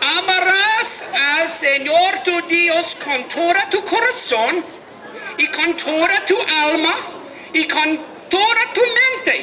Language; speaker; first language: Spanish; non-native, learner; English